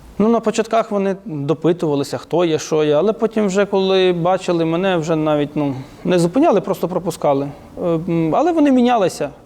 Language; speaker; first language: Ukrainian; native; Ukrainian